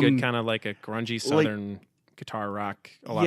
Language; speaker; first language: English; native; English